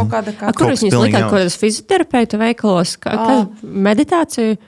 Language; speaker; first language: Latvian; native; Latvian